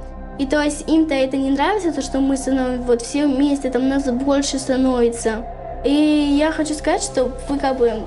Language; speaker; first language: Russian; native; Russian